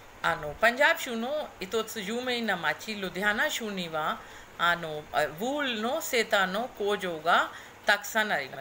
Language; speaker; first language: Japanese; non-native, fluent; Hindi